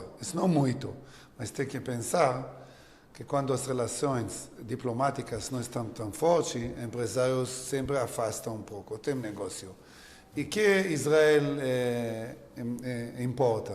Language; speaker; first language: Portuguese; non-native, learner; Hebrew